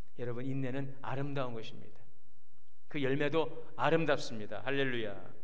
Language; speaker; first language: Korean; native; Korean